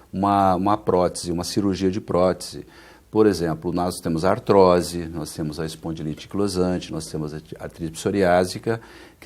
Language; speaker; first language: Portuguese; native; Portuguese